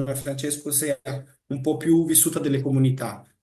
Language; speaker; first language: Italian; non-native, fluent; Portuguese